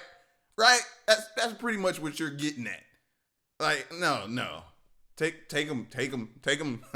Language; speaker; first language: English; native; English